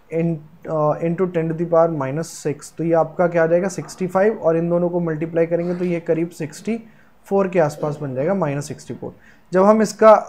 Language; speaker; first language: Hindi; native; Hindi